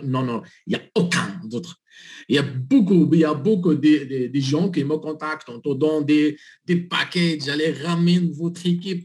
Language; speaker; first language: French; non-native, learner; Arabic